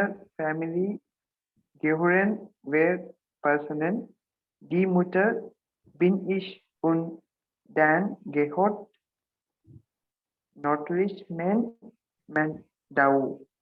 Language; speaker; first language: German; non-native, learner; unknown